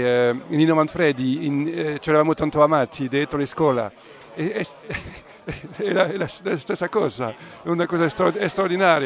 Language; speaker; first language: Italian; non-native, learner; French